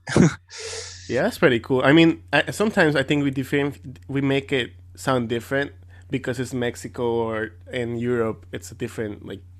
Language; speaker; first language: English; non-native, fluent; Spanish